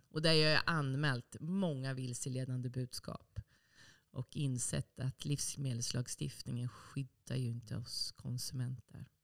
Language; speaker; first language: Swedish; native; Swedish